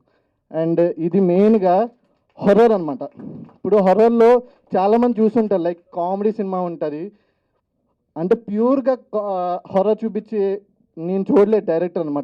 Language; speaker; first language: Telugu; native; Telugu